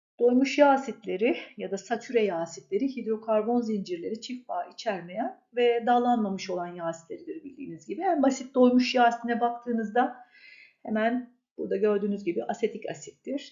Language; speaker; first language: Turkish; native; Turkish